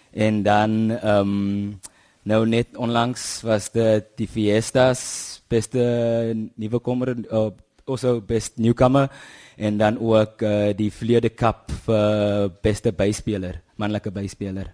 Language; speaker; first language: Afrikaans; native; Afrikaans